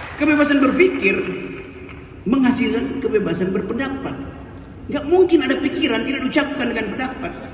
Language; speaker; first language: Indonesian; native; Indonesian